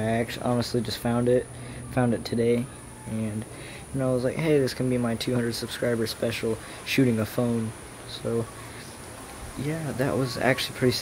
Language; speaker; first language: English; native; English